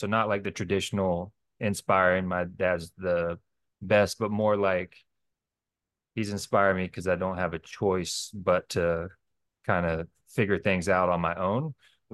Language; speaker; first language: English; native; English